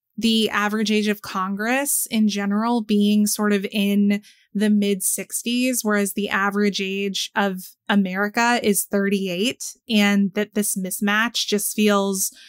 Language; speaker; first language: English; native; English